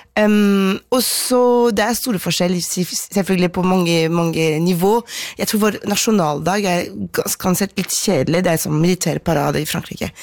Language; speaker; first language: Norwegian; non-native, fluent; French